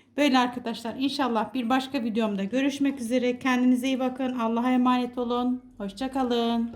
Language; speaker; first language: Turkish; native; Turkish